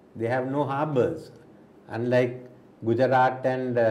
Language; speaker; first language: English; non-native, local second language; Sinhala